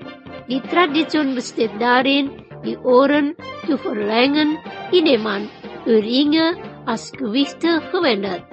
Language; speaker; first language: German; non-native, fluent; Indonesian